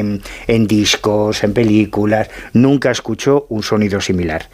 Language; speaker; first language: Spanish; native; Spanish